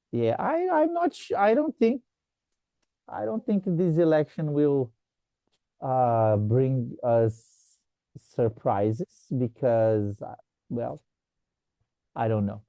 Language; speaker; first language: English; non-native, fluent; Portuguese